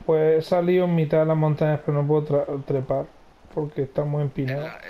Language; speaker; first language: Spanish; native; Spanish